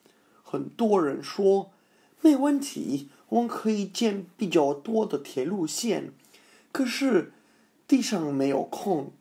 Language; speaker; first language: Chinese; non-native, fluent; English